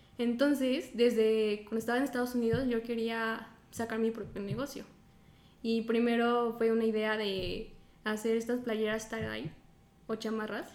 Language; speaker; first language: Spanish; native; Spanish